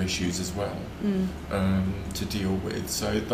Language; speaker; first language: English; native; English